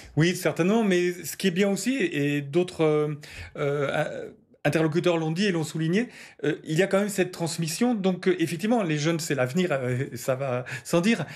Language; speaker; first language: French; native; French